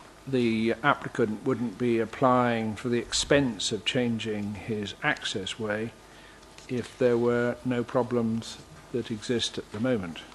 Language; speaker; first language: English; native; English